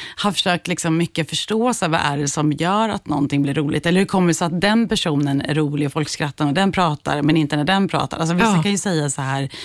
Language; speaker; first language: Swedish; native; Swedish